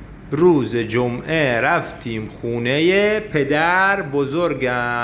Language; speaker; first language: Persian; non-native, fluent; Arabic